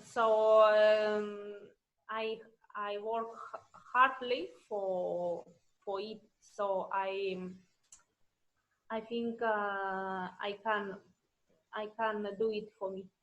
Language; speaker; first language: English; non-native, learner; Russian